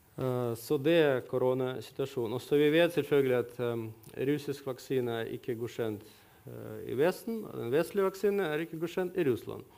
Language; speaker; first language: Norwegian; non-native, fluent; Russian